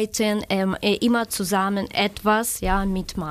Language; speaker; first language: German; non-native, fluent; Ukrainian